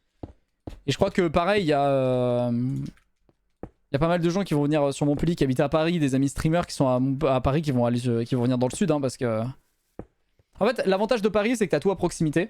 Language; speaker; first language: French; native; French